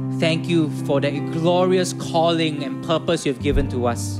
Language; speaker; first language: English; native; English